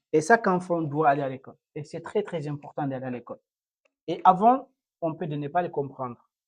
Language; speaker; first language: French; non-native, local second language; Fula